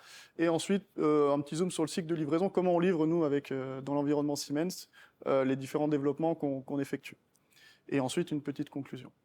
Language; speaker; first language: French; native; French